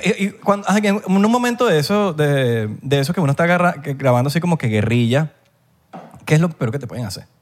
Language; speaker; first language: Spanish; native; Spanish